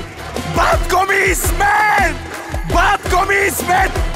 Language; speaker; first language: Bulgarian; native; Bulgarian